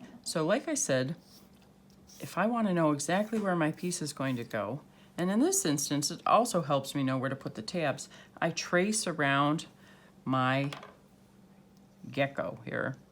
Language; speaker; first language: English; native; English